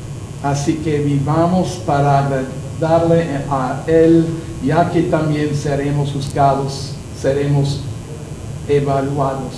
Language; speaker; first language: Spanish; non-native, learner; English